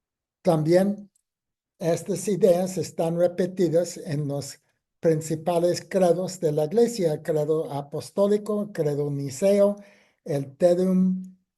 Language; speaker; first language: Spanish; non-native, fluent; English